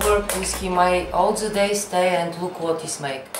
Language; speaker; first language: English; non-native, learner; Bulgarian